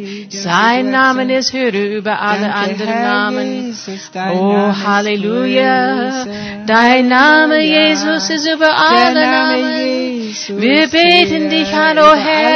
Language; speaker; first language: German; non-native, fluent; English